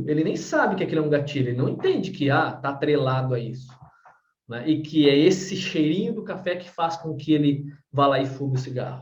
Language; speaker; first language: Portuguese; native; Portuguese